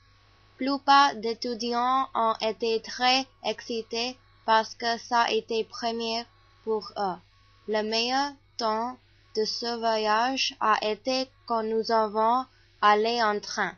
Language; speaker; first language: French; non-native, learner; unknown